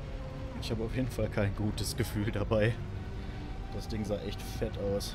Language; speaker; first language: German; native; German